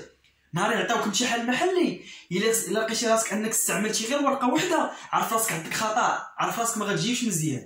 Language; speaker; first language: Arabic; native; Arabic